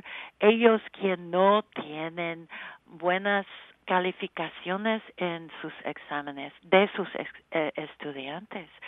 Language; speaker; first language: Spanish; non-native, learner; English